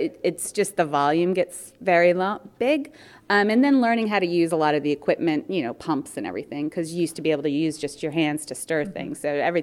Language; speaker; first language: English; native; English